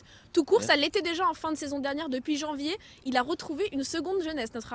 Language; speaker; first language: French; native; French